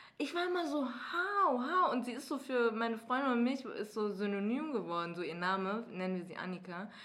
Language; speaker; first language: German; early bilingual, other home language; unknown